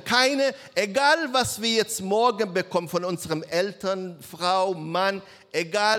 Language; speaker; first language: German; non-native, learner; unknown